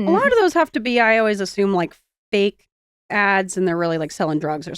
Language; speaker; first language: English; native; English